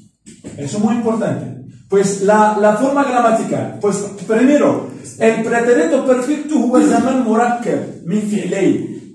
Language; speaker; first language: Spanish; non-native, fluent; Arabic